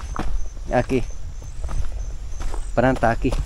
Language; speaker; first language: Portuguese; non-native, learner; Vietnamese